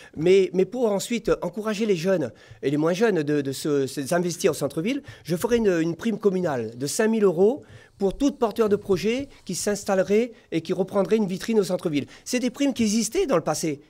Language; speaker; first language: French; native; French